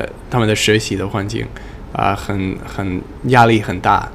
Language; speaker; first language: Chinese; non-native, learner; English